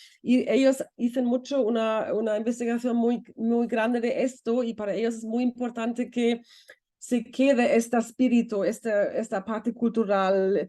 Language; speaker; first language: Spanish; non-native, fluent; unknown